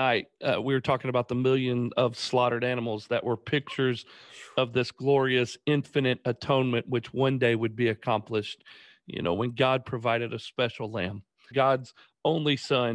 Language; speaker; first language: English; native; English